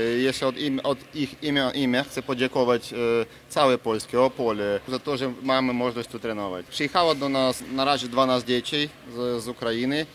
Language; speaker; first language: Polish; non-native, learner; Ukrainian